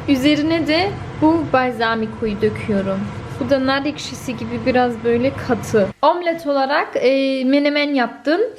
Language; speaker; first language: Turkish; early bilingual, heritage; Turkish